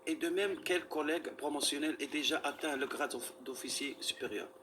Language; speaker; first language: French; non-native, local second language; Arabic